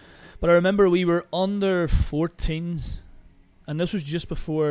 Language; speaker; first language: English; native; English